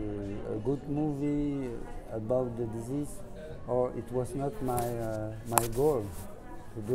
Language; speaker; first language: English; non-native, learner; French